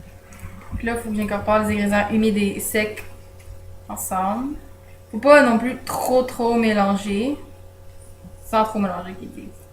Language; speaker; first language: French; native; French